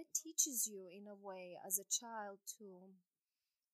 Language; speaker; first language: English; non-native, fluent; Croatian